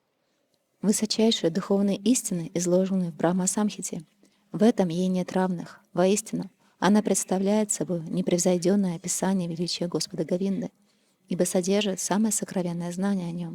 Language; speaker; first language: Russian; native; Russian